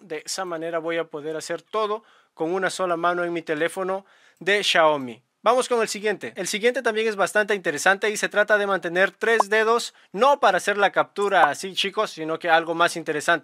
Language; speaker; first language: Spanish; native; Spanish